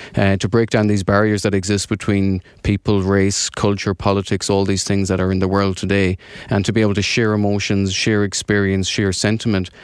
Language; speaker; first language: English; native; English